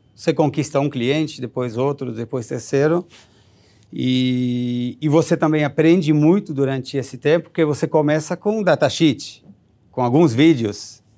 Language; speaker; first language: Portuguese; non-native, fluent; Hebrew